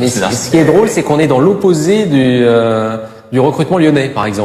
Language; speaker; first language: French; native; French